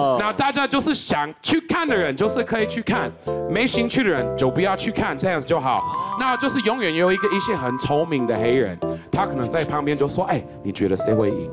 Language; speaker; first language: Chinese; non-native, fluent; English